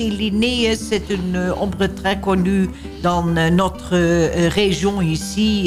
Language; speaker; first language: French; non-native, learner; Dutch